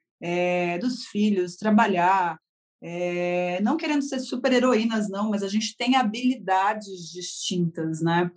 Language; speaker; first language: Portuguese; native; Portuguese